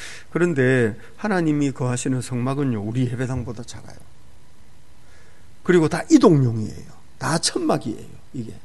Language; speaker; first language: Korean; native; Korean